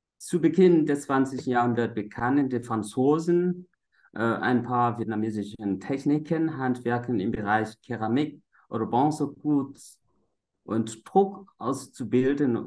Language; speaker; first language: German; non-native, fluent; Vietnamese